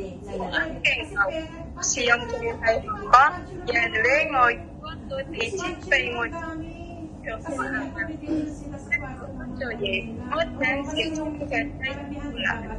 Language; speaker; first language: Cantonese; non-native, learner; Indonesian